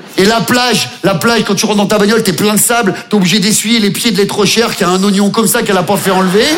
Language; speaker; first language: French; native; French